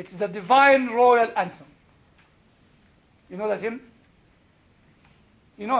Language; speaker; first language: English; non-native, fluent; Arabic